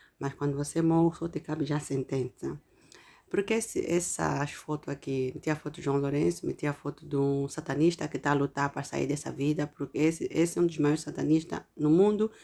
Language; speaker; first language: Portuguese; native; Portuguese